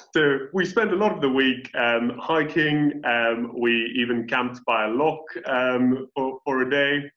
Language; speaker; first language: English; native; English